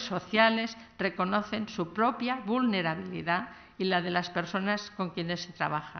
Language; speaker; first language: Spanish; native; Spanish